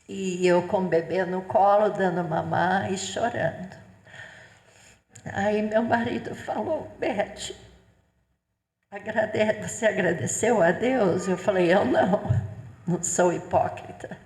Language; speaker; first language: Portuguese; non-native, fluent; English